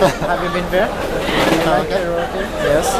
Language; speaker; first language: English; non-native, learner; French